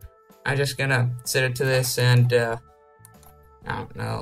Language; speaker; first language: English; native; English